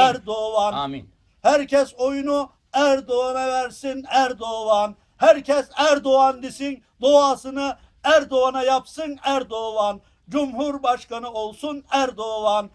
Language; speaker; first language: Turkish; non-native, fluent; Uyghur